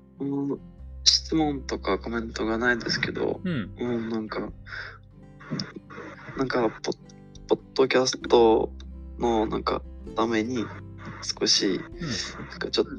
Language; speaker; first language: Japanese; non-native, learner; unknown